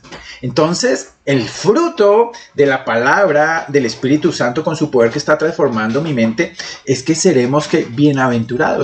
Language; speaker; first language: Spanish; native; Spanish